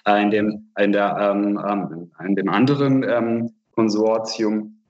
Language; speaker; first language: German; non-native, fluent; Hungarian